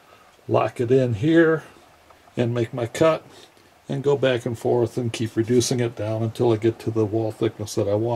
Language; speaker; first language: English; native; English